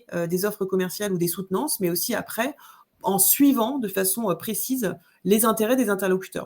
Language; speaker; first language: French; native; French